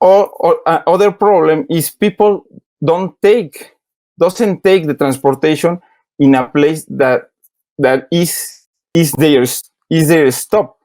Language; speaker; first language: English; non-native, learner; Spanish